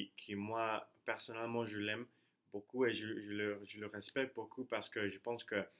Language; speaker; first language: French; non-native, learner; Spanish